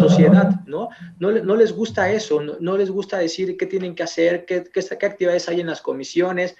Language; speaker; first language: Spanish; native; Spanish